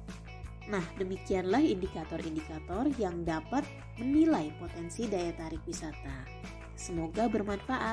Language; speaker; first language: Indonesian; native; Indonesian